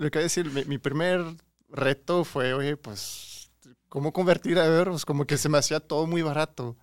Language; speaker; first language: Spanish; non-native, fluent; French